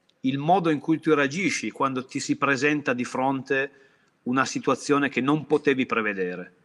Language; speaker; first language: Italian; native; Italian